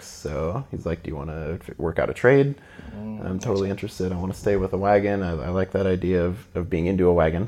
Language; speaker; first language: English; native; English